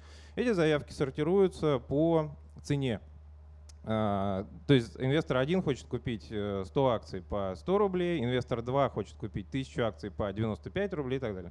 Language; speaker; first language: Russian; native; Russian